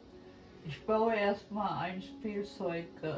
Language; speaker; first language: German; non-native, learner; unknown